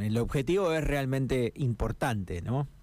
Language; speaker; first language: Spanish; native; Spanish